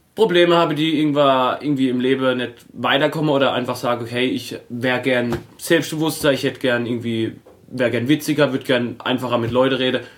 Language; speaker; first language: German; native; German